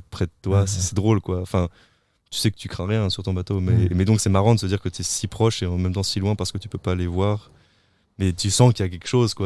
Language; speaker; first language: French; native; French